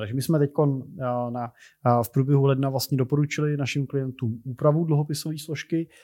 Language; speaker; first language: Czech; native; Czech